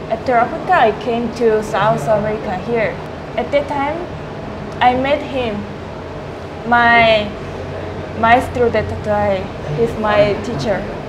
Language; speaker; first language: English; non-native, learner; Korean